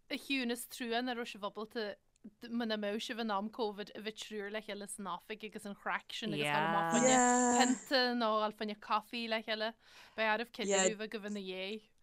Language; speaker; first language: Irish; native; Irish